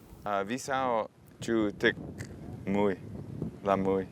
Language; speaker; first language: Vietnamese; non-native, learner; English